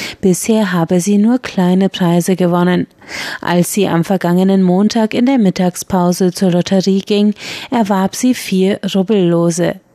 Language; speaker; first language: German; native; German